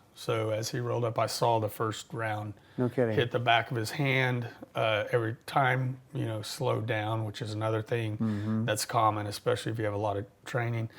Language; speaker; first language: English; native; English